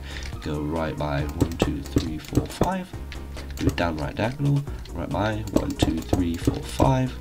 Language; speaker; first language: English; native; English